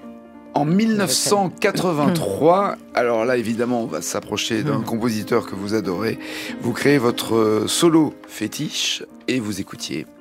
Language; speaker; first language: French; native; French